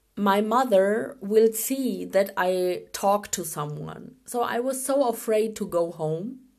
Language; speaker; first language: English; non-native, fluent; Urdu